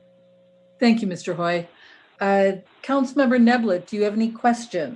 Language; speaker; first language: English; native; English